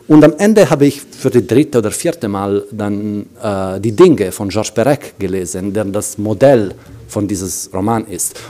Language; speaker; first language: German; non-native, fluent; Italian